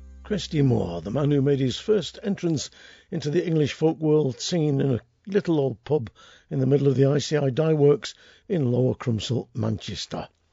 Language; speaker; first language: English; native; English